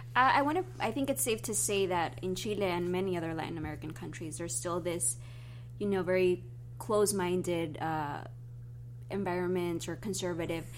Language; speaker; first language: English; native; English